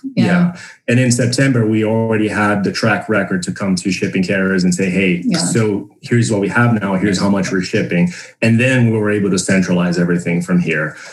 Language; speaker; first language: English; non-native, fluent; Portuguese